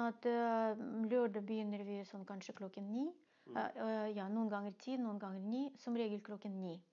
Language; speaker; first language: Norwegian; non-native, fluent; Russian